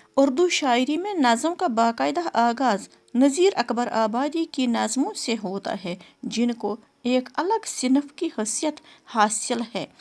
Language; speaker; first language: Urdu; non-native, local second language; Kashmiri